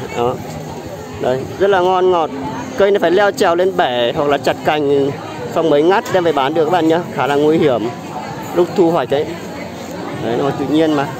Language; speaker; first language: Vietnamese; native; Vietnamese